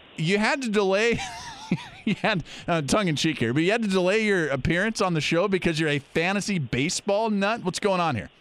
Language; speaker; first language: English; native; English